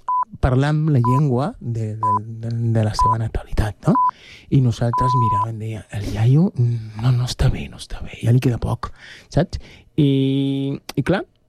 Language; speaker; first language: Catalan; non-native, fluent; Spanish